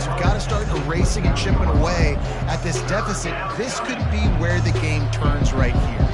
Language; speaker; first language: English; native; English